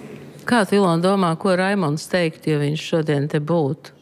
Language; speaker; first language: Latvian; native; Latvian